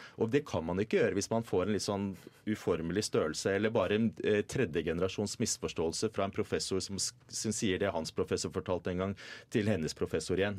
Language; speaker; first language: Norwegian; native; Norwegian